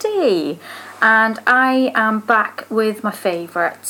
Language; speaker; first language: English; native; English